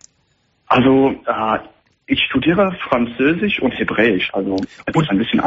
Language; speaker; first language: German; non-native, fluent; English